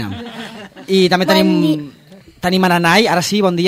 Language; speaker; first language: Catalan; native; Catalan